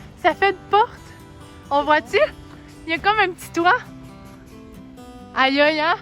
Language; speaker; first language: French; native; French